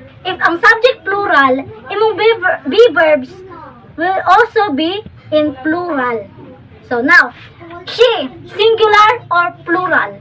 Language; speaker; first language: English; non-native, local second language; Cebuano